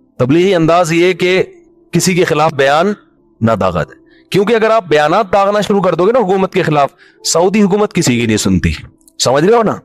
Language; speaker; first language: Urdu; native; Urdu